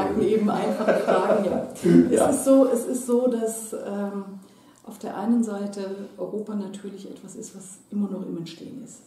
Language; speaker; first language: German; native; German